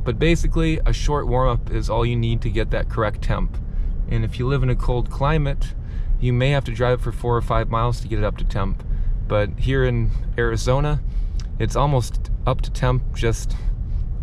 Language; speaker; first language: English; native; English